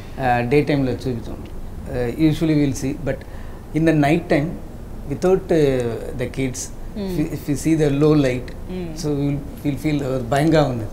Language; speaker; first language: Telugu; non-native, learner; Tamil